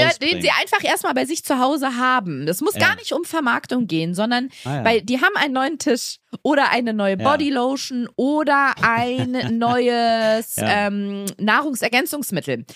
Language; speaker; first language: German; native; German